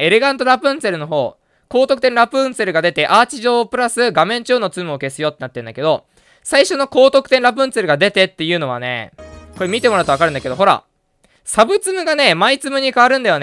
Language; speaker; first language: Japanese; native; Japanese